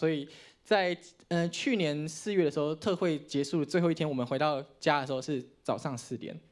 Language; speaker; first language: Chinese; native; Chinese